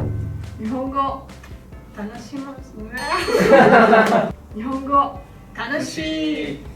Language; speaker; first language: Japanese; non-native, learner; Italian